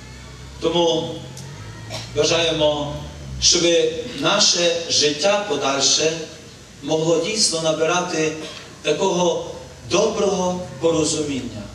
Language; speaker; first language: Ukrainian; native; Ukrainian